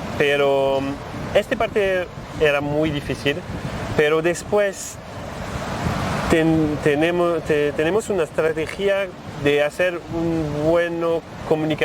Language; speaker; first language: Spanish; non-native, learner; French